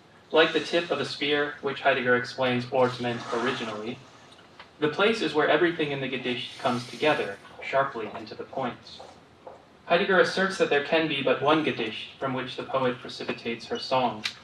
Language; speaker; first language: English; native; English